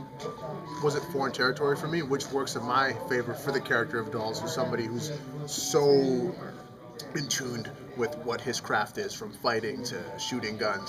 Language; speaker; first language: English; native; English